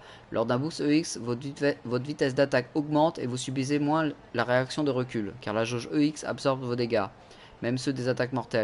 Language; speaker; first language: French; native; French